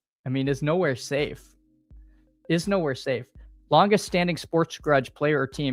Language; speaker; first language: English; native; English